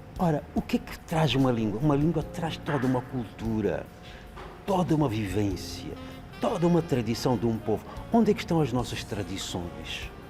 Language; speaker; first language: Portuguese; non-native, local second language; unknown